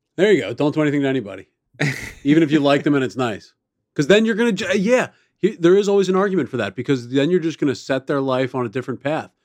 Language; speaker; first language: English; native; English